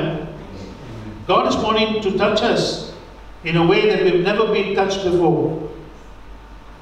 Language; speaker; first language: English; non-native, local second language; Tamil